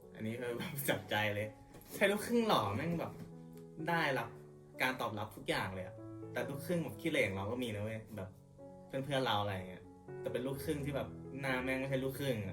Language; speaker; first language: Thai; early bilingual, other home language; English